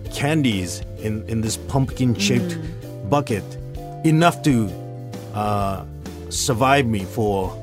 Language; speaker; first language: English; early bilingual, other home language; Japanese